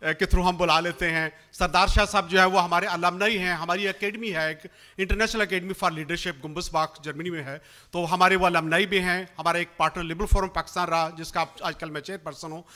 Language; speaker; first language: Urdu; non-native, local second language; Punjabi